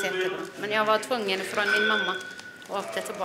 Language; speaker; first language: Swedish; non-native, learner; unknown